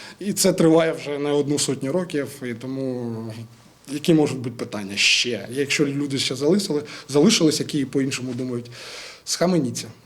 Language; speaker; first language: Ukrainian; non-native, local second language; Russian